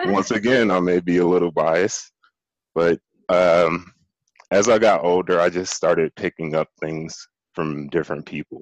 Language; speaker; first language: English; native; English